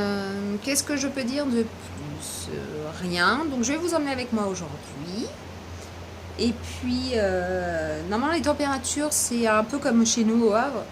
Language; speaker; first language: French; native; French